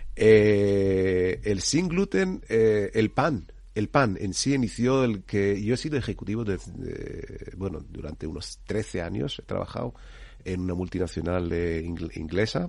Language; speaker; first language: Spanish; non-native, fluent; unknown